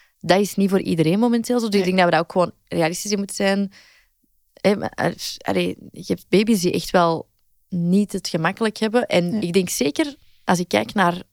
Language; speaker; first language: Dutch; native; Dutch